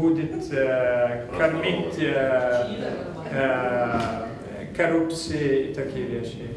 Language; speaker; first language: Russian; non-native, fluent; Swedish